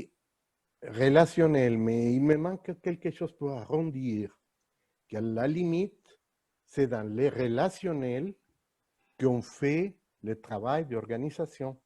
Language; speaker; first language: French; non-native, fluent; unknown